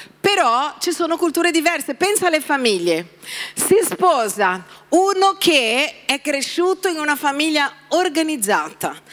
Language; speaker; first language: Italian; non-native, fluent; Portuguese